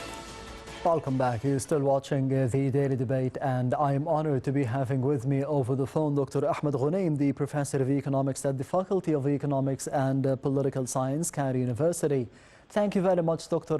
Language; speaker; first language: English; non-native, fluent; Arabic